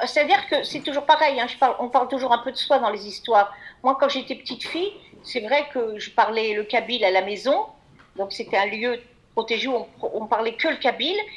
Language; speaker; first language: French; early bilingual, other home language; Kabyle